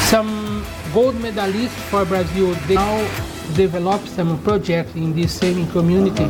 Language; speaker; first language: English; non-native, learner; Portuguese